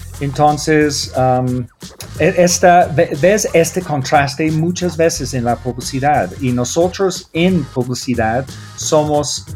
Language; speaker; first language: Spanish; non-native, fluent; English